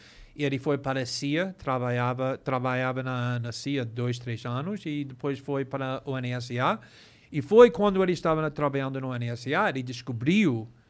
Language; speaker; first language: Portuguese; non-native, fluent; English